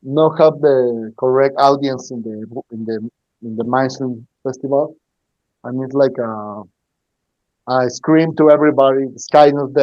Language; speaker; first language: English; non-native, learner; Spanish